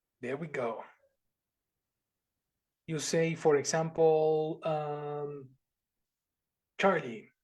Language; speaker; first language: English; non-native, fluent; Spanish